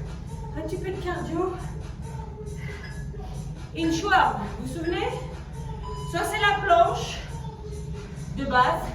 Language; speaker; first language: French; native; French